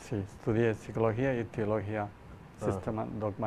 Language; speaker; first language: Spanish; non-native, learner; Malayalam